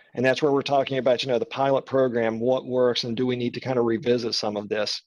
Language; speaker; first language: English; native; English